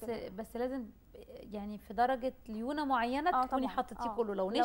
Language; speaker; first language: Arabic; native; Arabic